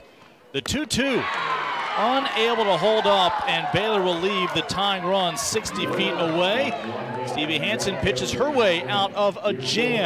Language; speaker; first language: English; native; English